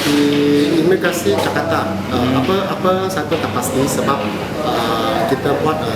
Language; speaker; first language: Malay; non-native, local second language; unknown